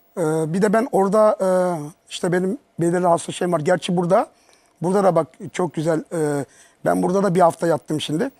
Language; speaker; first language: Turkish; early bilingual, heritage; Turkish